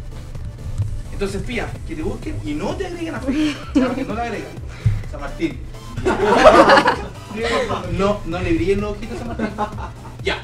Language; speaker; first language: Spanish; native; Spanish